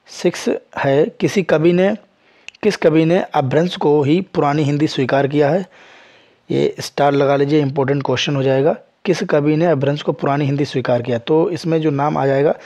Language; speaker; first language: Hindi; native; Hindi